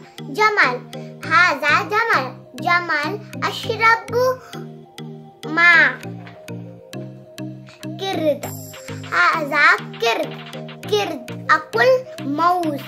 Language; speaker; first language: Arabic; non-native, learner; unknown